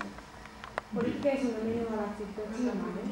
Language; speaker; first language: Romanian; native; Romanian